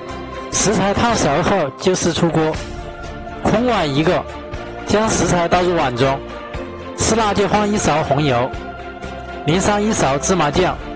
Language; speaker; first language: Chinese; native; Chinese